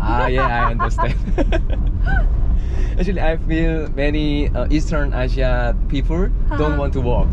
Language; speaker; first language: English; non-native, learner; Korean